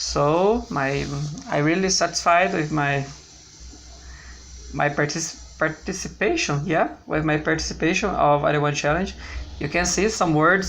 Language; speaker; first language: English; non-native, learner; Portuguese